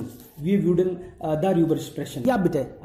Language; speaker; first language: German; non-native, fluent; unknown